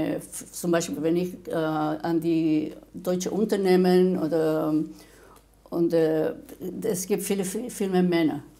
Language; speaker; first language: German; non-native, fluent; Spanish